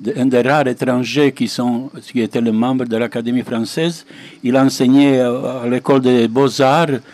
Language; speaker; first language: French; non-native, fluent; Serbian